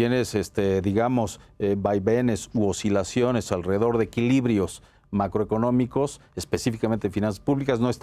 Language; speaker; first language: Spanish; native; Spanish